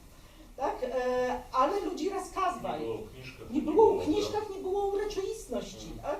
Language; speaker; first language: Polish; non-native, local second language; Belarusian